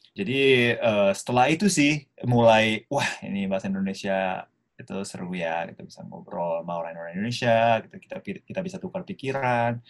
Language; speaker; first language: Indonesian; non-native, fluent; Japanese